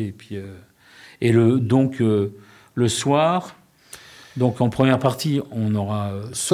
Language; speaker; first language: French; native; French